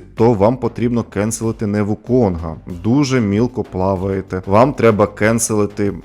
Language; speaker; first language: Ukrainian; non-native, local second language; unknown